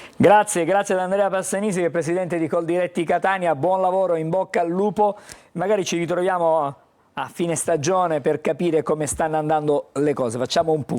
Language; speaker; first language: Italian; native; Italian